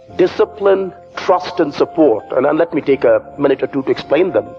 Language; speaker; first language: English; non-native, local second language; Bangla